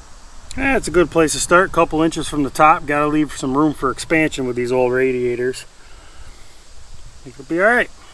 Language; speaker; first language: English; native; English